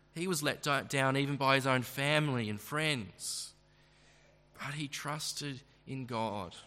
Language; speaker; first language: English; native; English